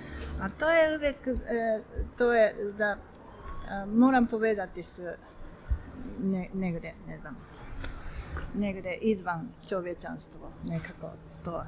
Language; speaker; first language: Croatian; non-native, learner; Japanese